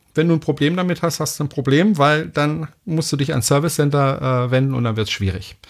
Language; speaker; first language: German; non-native, fluent; French